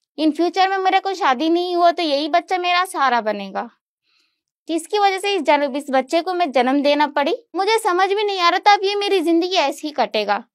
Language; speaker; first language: Hindi; non-native, local second language; Kannada